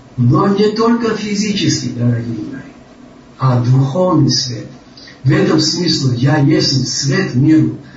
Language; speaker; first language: Russian; non-native, local second language; Georgian